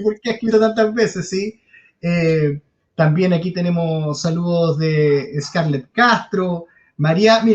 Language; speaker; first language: Spanish; native; Spanish